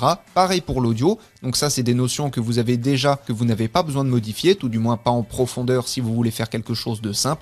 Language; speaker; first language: French; native; French